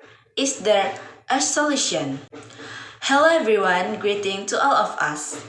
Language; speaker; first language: English; non-native, learner; Indonesian